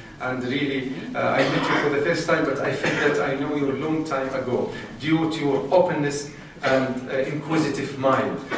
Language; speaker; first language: English; non-native, fluent; Arabic